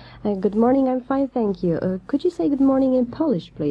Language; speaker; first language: English; non-native, fluent; Polish